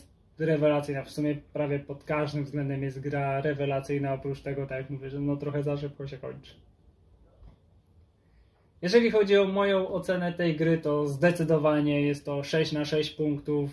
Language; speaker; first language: Polish; native; Polish